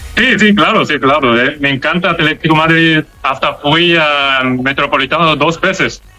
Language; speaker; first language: Spanish; non-native, learner; Korean